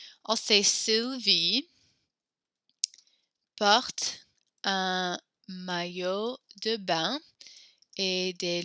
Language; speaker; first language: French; non-native, fluent; English